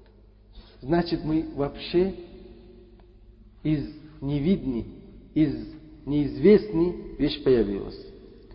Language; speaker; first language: Russian; non-native, fluent; Uzbek